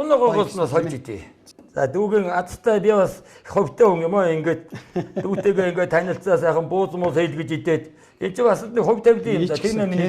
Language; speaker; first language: Mongolian; native; Mongolian